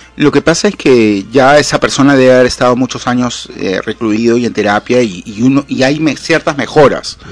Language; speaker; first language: Spanish; native; Spanish